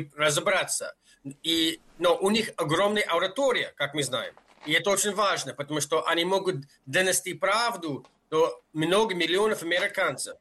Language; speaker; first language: Russian; non-native, fluent; English